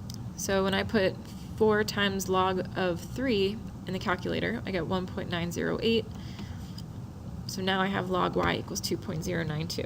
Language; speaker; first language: English; native; English